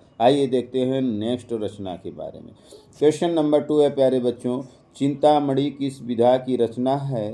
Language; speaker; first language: Hindi; native; Hindi